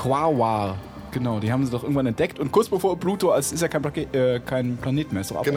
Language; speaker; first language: German; native; German